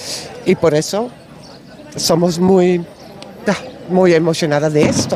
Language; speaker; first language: Spanish; non-native, learner; Dutch